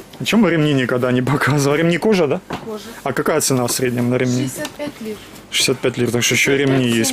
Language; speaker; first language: Russian; native; Russian